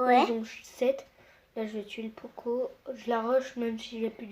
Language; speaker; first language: French; native; French